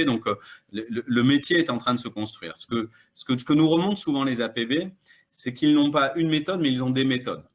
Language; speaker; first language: French; native; French